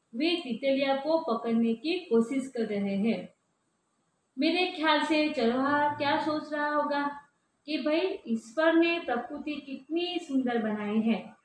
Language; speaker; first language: Hindi; non-native, local second language; Gujarati